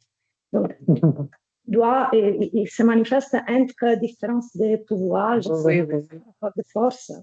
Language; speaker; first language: French; non-native, fluent; Italian